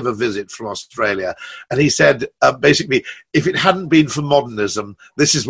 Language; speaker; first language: English; native; English